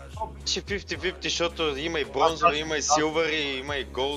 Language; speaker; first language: Bulgarian; native; Bulgarian